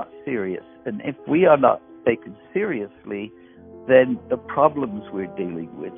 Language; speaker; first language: English; native; English